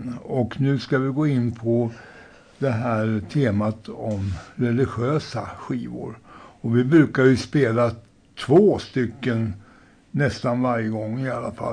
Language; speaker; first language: Swedish; native; Swedish